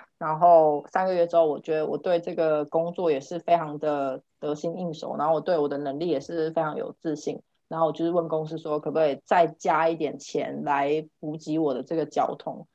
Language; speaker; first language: Chinese; native; Chinese